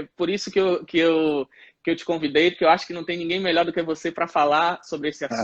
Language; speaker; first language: Portuguese; native; Portuguese